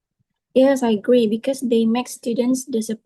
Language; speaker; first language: English; non-native, learner; Indonesian